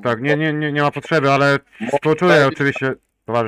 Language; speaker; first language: Polish; native; Polish